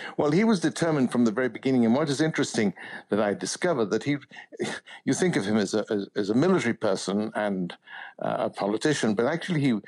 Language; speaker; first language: English; native; English